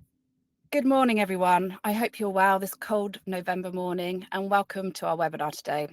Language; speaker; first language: English; native; English